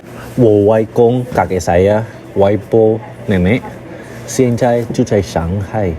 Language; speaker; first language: Chinese; non-native, fluent; Indonesian